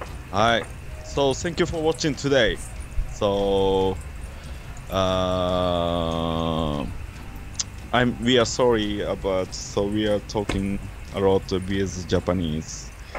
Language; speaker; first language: English; non-native, learner; Japanese